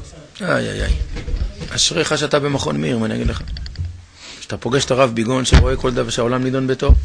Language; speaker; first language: Hebrew; native; Hebrew